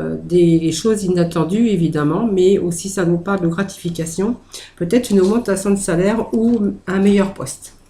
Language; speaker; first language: French; native; French